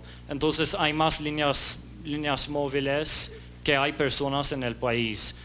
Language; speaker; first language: Spanish; non-native, fluent; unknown